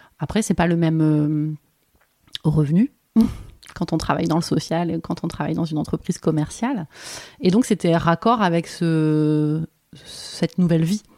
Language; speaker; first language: French; native; French